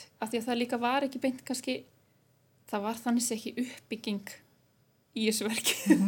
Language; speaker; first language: Icelandic; native; Icelandic